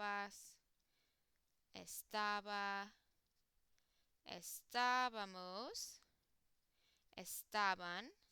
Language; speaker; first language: Spanish; non-native, fluent; English